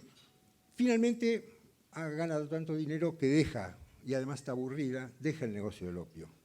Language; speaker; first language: Spanish; native; Spanish